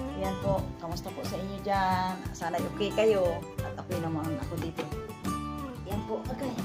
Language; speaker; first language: Filipino; non-native, local second language; Cebuano